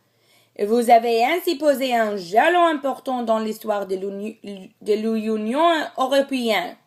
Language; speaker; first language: French; non-native, learner; English